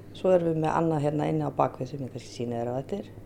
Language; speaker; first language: Icelandic; native; Icelandic